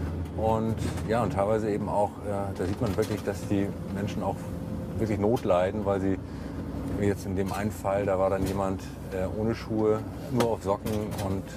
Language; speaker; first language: German; native; German